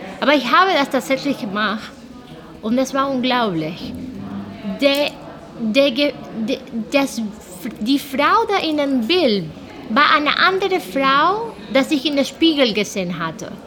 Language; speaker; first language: German; non-native, fluent; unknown